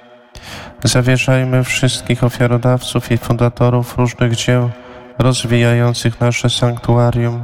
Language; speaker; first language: Polish; native; Polish